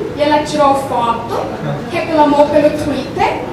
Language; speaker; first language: Portuguese; non-native, fluent; Korean